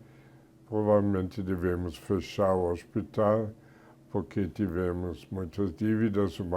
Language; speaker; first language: Portuguese; non-native, fluent; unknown